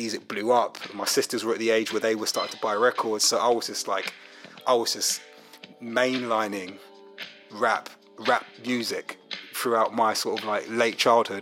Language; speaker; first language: English; native; English